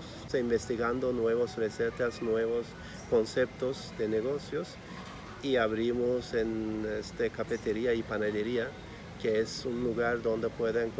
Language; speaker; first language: Spanish; non-native, fluent; Turkish